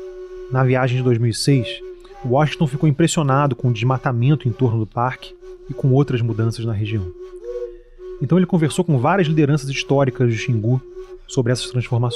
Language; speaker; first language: Portuguese; native; Portuguese